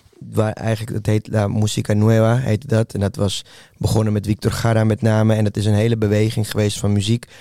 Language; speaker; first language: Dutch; early bilingual, other home language; Spanish